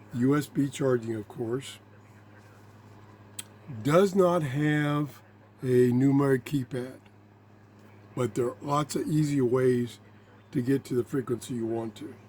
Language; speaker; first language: English; native; English